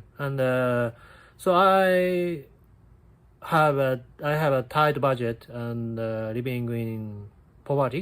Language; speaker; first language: English; non-native, learner; Japanese